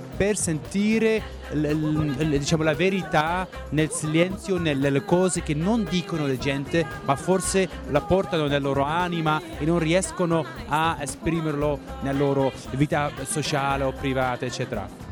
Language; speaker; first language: Italian; non-native, fluent; Berber languages